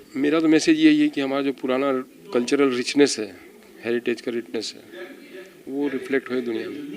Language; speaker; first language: Hindi; non-native, local second language; Marathi